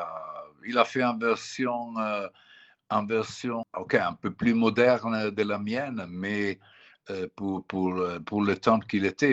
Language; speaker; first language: French; non-native, fluent; Italian